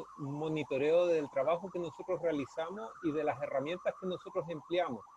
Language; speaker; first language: Spanish; native; Spanish